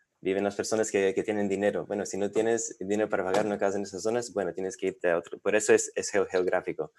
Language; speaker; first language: Spanish; non-native, fluent; English